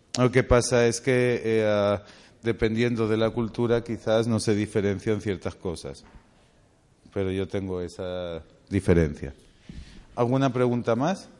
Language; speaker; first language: Spanish; native; Spanish